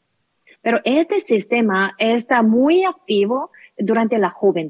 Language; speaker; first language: Spanish; non-native, learner; Korean